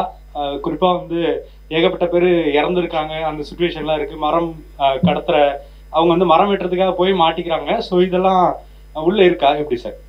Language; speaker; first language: Tamil; native; Tamil